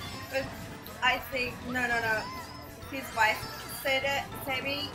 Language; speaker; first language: English; non-native, learner; Japanese